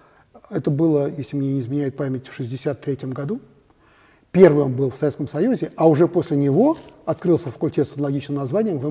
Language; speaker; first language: Russian; native; Russian